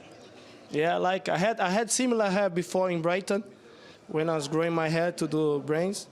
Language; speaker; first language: English; non-native, learner; Portuguese